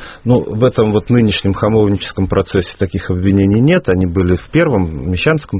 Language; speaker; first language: Russian; native; Russian